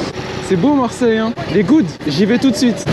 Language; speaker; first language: French; native; French